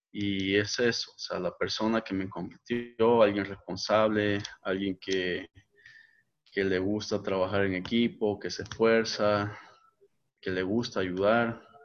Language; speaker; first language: Spanish; native; Spanish